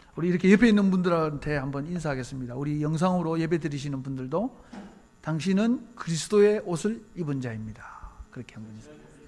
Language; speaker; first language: Korean; native; Korean